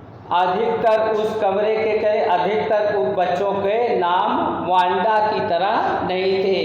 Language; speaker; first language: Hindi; native; Hindi